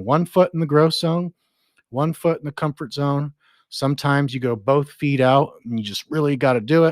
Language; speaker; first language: English; native; English